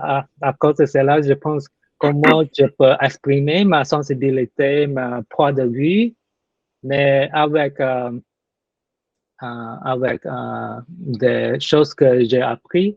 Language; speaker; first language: French; non-native, learner; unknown